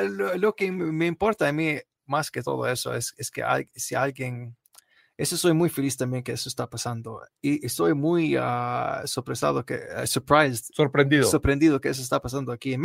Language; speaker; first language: Spanish; non-native, learner; Arabic